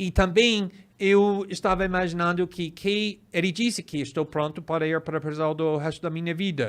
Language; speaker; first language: Portuguese; non-native, fluent; English